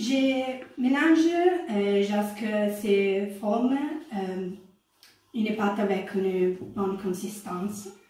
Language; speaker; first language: French; non-native, learner; Italian